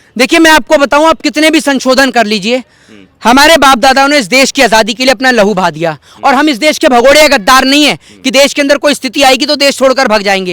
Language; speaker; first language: Hindi; native; Hindi